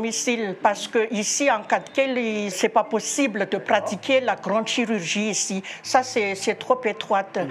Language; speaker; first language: French; non-native, local second language; Malagasy